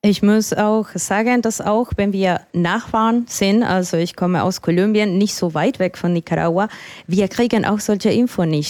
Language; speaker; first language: German; non-native, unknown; Spanish